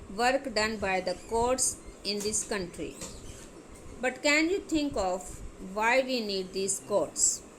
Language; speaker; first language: English; non-native, local second language; Hindi